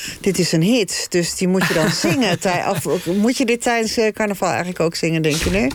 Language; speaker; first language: Dutch; native; Dutch